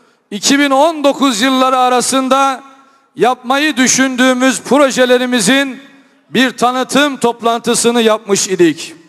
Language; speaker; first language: Turkish; native; Turkish